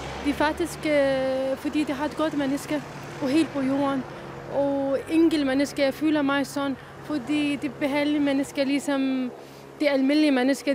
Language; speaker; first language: Danish; non-native, learner; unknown